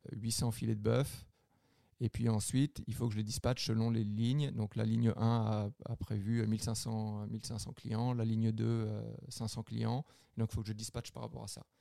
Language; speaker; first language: French; native; French